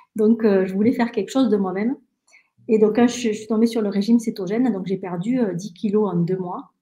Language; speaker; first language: French; early bilingual, other home language; Spanish